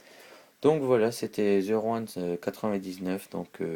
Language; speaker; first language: French; native; French